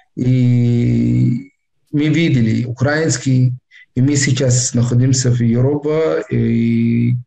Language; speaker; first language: Russian; non-native, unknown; Arabic